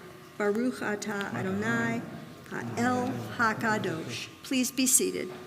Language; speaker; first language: English; native; English